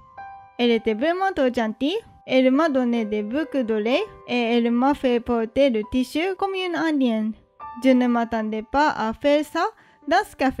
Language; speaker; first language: French; non-native, fluent; Japanese